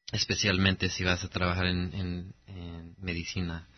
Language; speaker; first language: Spanish; early bilingual, heritage; Spanish